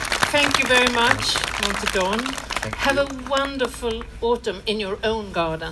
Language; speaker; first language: English; non-native, fluent; Swedish